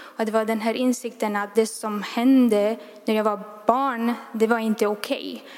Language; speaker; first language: Swedish; non-native, fluent; Romanian